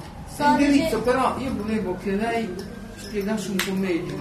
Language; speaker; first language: Italian; non-native, learner; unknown